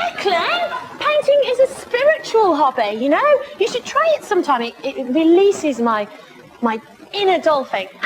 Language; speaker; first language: English; native; English